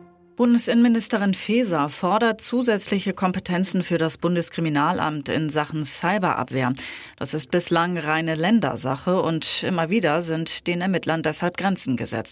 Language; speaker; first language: German; native; German